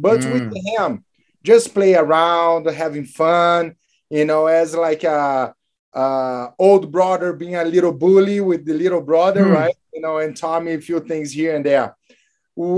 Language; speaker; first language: English; non-native, fluent; Portuguese